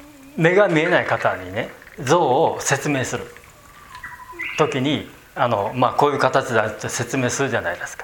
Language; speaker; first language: Japanese; native; Japanese